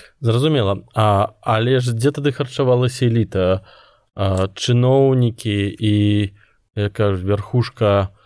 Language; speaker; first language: Belarusian; non-native, local second language; Russian